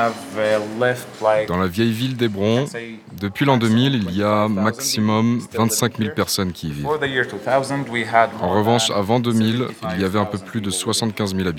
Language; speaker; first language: French; non-native, fluent; Arabic